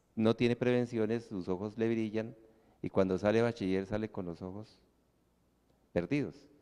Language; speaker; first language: Spanish; native; Spanish